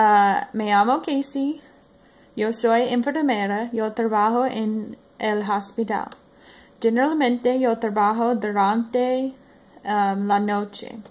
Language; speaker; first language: Spanish; non-native, learner; English